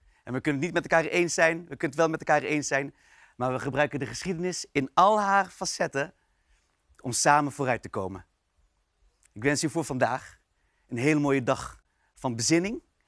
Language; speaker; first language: Dutch; early bilingual, other home language; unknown